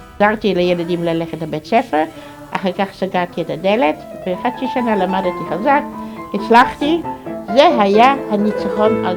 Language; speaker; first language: Hebrew; non-native, fluent; German